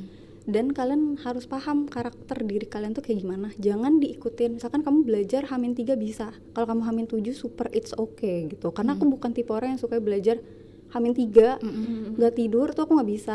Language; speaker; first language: Indonesian; native; Indonesian